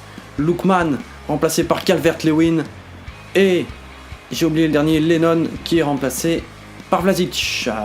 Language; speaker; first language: French; native; French